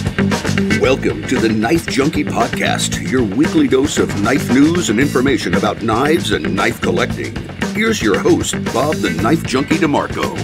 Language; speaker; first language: English; native; English